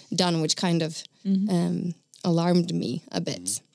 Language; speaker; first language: English; non-native, fluent; Norwegian